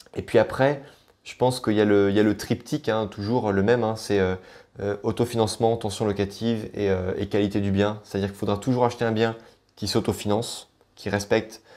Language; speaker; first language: French; native; French